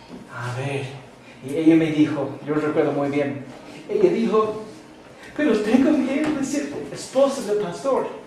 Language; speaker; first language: Spanish; non-native, fluent; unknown